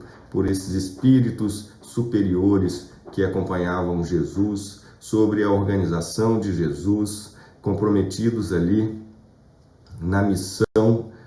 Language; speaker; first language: Portuguese; native; Portuguese